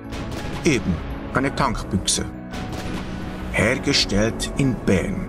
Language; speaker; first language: German; native; German